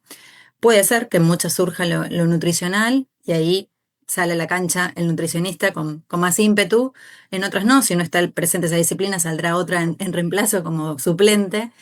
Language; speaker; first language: Spanish; native; Spanish